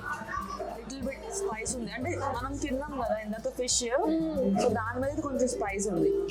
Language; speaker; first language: Telugu; native; Telugu